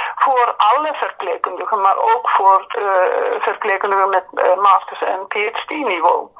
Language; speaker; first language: Dutch; non-native, fluent; Icelandic